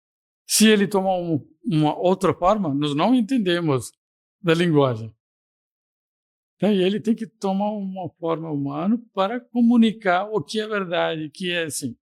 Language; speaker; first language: Portuguese; non-native, fluent; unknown